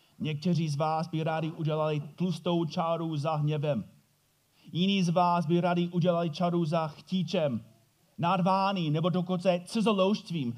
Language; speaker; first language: Czech; non-native, fluent; English